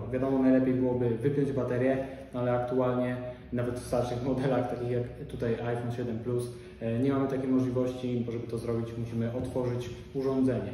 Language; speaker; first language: Polish; native; Polish